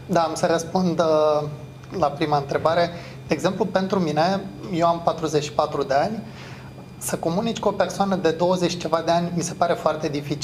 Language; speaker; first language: Romanian; native; Romanian